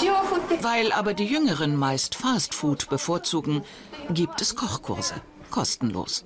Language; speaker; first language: German; native; German